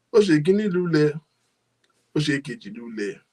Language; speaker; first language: English; non-native, local second language; Yoruba